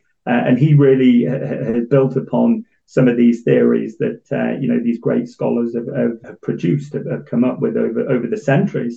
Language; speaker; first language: English; native; English